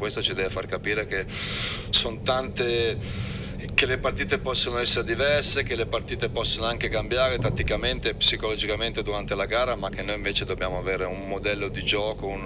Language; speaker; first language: Italian; native; Italian